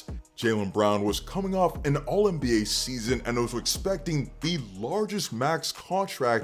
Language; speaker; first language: English; native; English